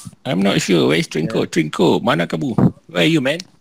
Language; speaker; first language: English; non-native, local second language; Malay